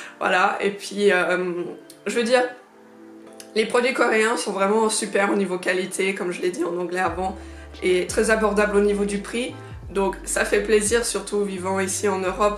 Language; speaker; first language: French; native; French